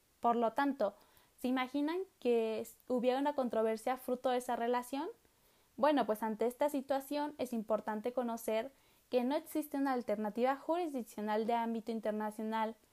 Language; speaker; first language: Spanish; native; Spanish